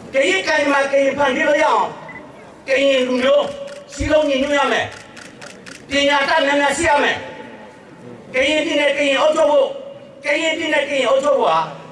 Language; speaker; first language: Burmese; non-native, local second language; S'gaw Karen